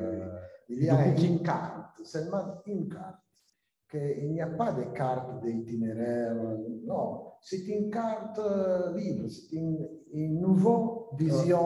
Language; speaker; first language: French; non-native, learner; Italian